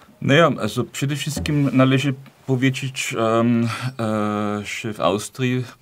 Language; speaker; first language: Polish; non-native, fluent; German